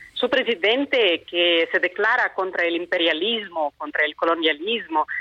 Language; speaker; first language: Spanish; non-native, fluent; Ukrainian